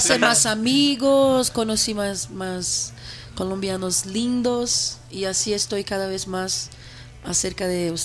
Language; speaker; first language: Spanish; non-native, fluent; Portuguese